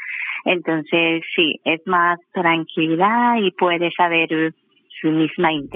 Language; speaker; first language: Spanish; non-native, learner; Japanese